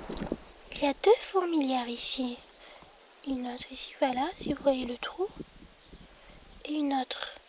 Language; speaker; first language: French; non-native, local second language; Arabic